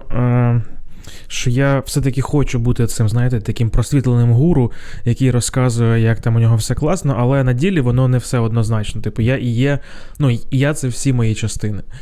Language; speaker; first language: Ukrainian; non-native, local second language; Russian